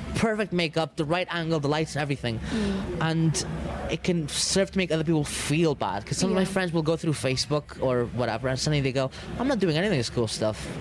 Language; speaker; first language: English; early bilingual, other home language; Arabic